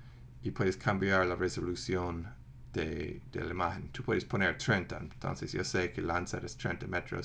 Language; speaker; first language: Spanish; non-native, fluent; English